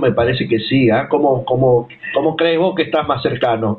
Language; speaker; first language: Spanish; native; Spanish